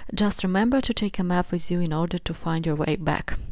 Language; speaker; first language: English; non-native, fluent; Russian